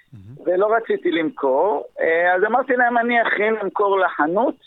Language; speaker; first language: Hebrew; early bilingual, other home language; Arabic